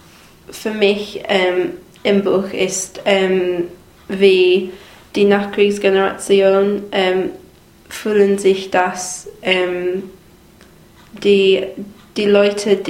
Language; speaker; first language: German; non-native, learner; English